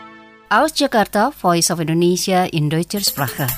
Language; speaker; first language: German; non-native, fluent; Indonesian